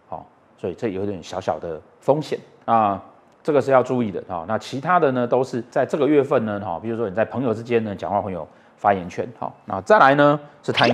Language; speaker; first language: Chinese; native; Chinese